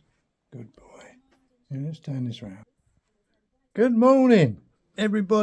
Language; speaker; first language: English; native; English